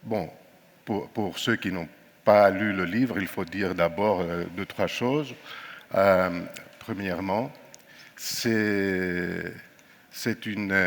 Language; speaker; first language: French; non-native, fluent; Greek